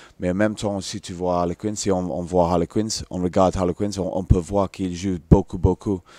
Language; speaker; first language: French; non-native, fluent; English